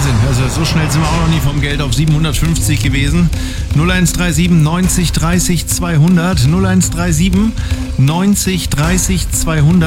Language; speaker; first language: German; native; German